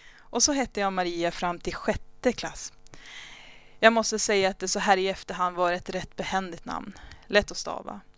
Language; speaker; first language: Swedish; early bilingual, other home language; Spanish